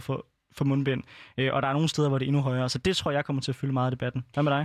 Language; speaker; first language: Danish; native; Danish